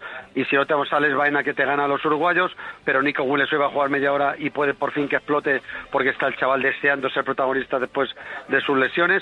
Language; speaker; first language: Spanish; native; Spanish